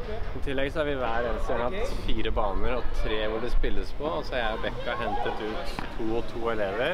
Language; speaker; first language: Norwegian; native; Norwegian